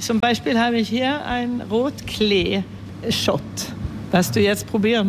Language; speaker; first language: German; early bilingual, heritage; German